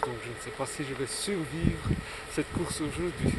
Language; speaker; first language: French; non-native, local second language; Dutch